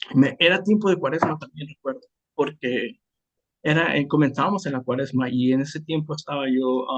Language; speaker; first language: Spanish; native; Spanish